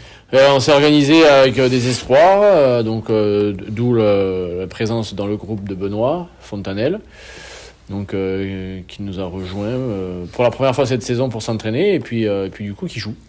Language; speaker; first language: French; native; French